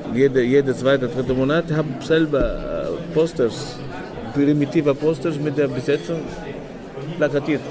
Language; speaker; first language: German; non-native, fluent; Arabic